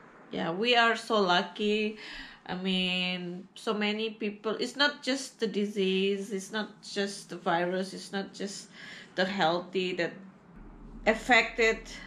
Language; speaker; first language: English; non-native, learner; Indonesian